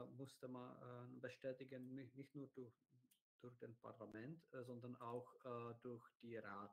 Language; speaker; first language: German; non-native, learner; Czech